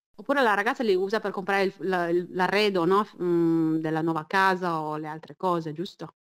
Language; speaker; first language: Italian; early bilingual, other home language; Chinese